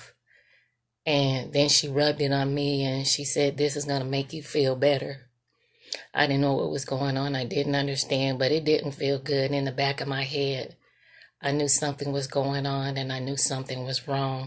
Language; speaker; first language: English; native; English